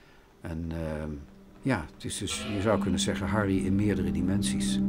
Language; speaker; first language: Dutch; native; Dutch